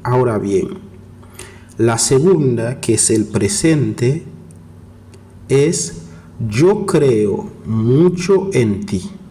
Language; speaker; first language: Spanish; non-native, fluent; Haitian Creole